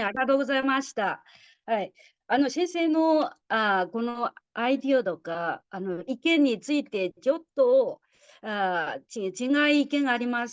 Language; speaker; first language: Japanese; non-native, fluent; Chinese